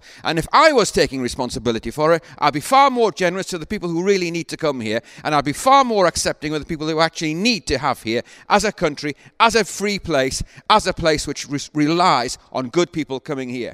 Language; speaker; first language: English; native; English